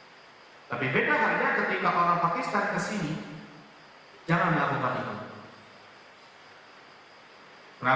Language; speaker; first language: Indonesian; native; Indonesian